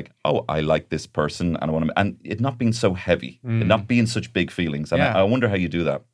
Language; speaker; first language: English; native; English